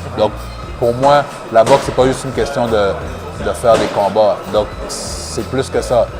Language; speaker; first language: French; early bilingual, other home language; Haitian Creole